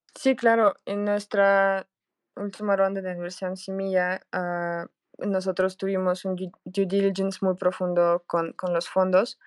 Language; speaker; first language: Spanish; non-native, fluent; Russian